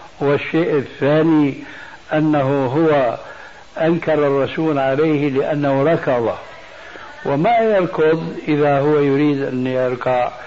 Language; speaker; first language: Arabic; early bilingual, other home language; Albanian